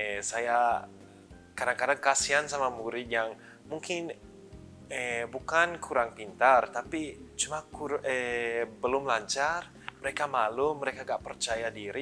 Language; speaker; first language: Indonesian; early bilingual, other home language; English